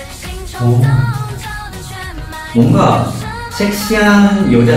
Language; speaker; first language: Korean; non-native, fluent; Chinese